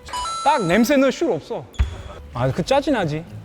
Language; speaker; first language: Korean; non-native, fluent; English